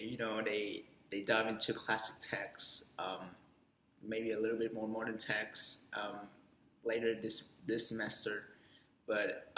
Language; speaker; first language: English; non-native, fluent; Vietnamese